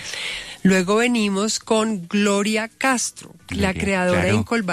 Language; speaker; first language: Spanish; native; Spanish